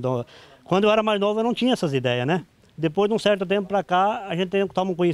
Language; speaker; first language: Portuguese; native; Portuguese